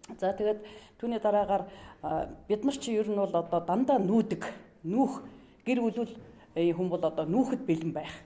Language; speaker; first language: Mongolian; native; Mongolian